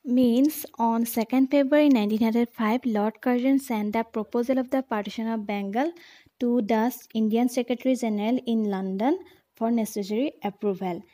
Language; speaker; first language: English; non-native, local second language; Assamese